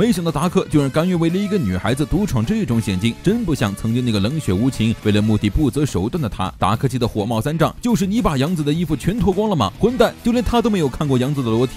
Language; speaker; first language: Chinese; native; Chinese